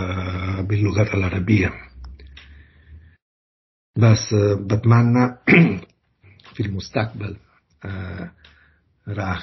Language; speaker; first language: Arabic; non-native, learner; Italian